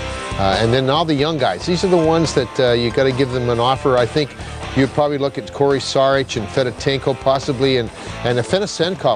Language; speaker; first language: English; native; English